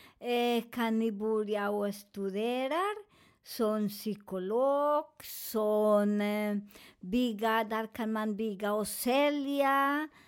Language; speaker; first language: Swedish; non-native, learner; Spanish